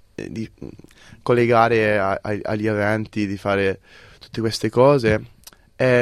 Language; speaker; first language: Italian; early bilingual, heritage; English